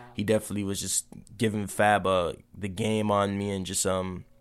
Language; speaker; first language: English; native; English